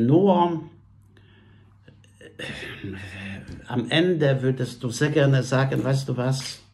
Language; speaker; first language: German; non-native, fluent; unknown